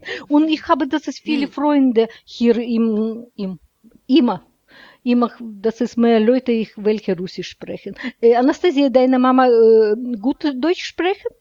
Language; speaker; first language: German; non-native, learner; Russian